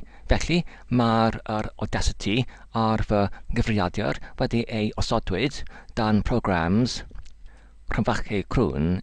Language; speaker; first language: Welsh; non-native, learner; English